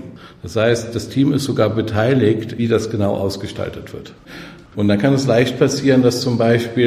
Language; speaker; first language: German; native; German